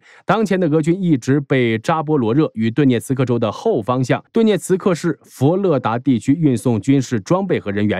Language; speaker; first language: Chinese; native; Chinese